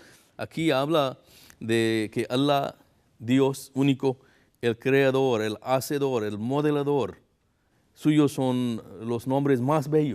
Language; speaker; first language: Spanish; non-native, fluent; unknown